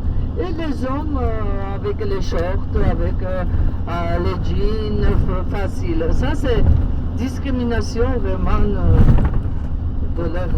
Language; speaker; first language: French; non-native, fluent; Georgian